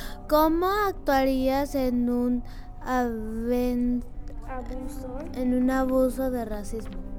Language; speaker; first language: Spanish; early bilingual, other home language; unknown